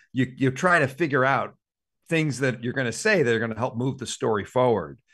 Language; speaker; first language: English; native; English